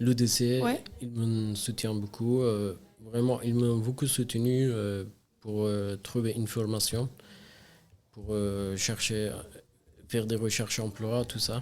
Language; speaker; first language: French; non-native, learner; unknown